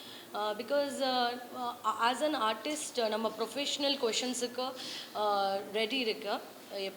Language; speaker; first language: Tamil; non-native, learner; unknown